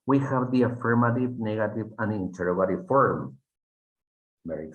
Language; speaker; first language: English; non-native, fluent; Spanish